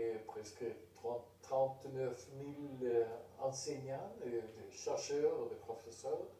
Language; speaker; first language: French; non-native, fluent; Spanish